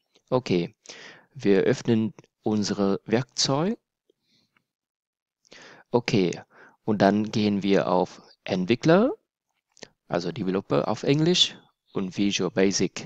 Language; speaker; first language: German; non-native, fluent; Vietnamese